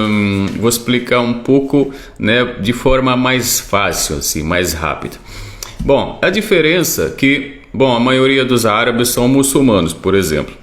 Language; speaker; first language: Portuguese; non-native, fluent; Arabic